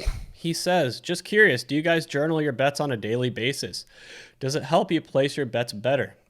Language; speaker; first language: English; native; English